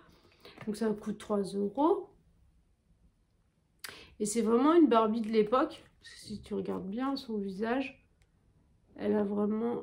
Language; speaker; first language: French; native; French